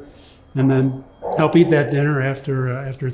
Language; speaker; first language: English; native; English